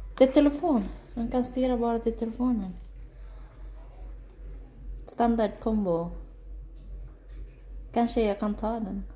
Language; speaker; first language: Swedish; non-native, learner; Filipino